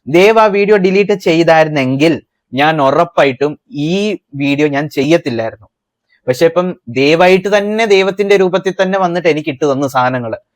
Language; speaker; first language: Malayalam; early bilingual, heritage; Malayalam